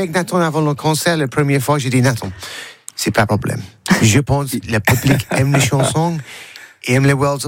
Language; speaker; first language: French; non-native, learner; English